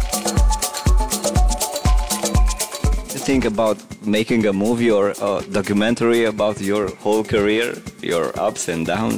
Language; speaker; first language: English; non-native, fluent; Romanian